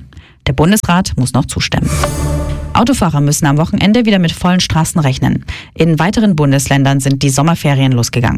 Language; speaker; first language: German; native; German